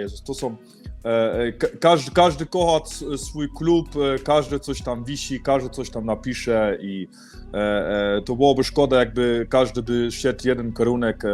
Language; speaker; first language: Polish; early bilingual, heritage; Polish